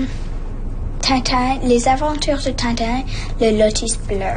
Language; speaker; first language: French; non-native, local second language; English